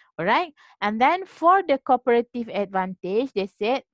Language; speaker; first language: English; non-native, local second language; Malay